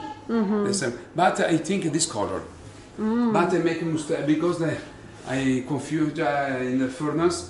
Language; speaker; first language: English; non-native, learner; Italian